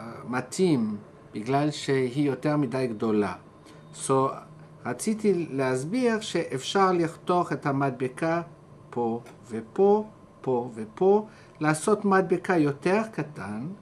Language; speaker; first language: Hebrew; non-native, fluent; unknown